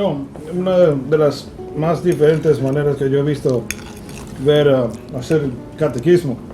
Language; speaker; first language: Spanish; early bilingual, heritage; English